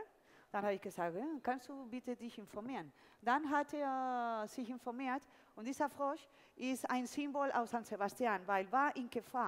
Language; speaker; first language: German; non-native, fluent; Spanish